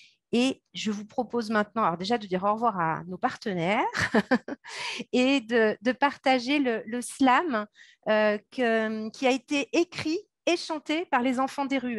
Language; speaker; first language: French; native; French